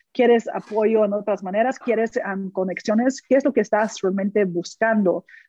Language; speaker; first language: Spanish; non-native, fluent; English